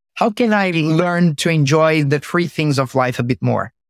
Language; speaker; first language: English; non-native, fluent; Portuguese